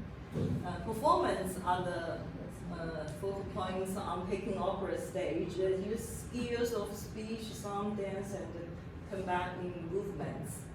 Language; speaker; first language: English; non-native, learner; Chinese